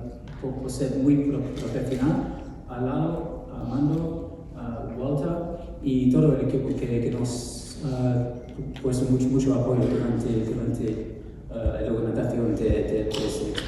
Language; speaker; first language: Spanish; non-native, fluent; English